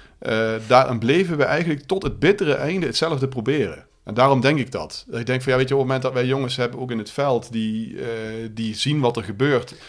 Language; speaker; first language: Dutch; native; Dutch